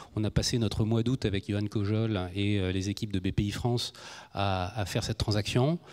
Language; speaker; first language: French; native; French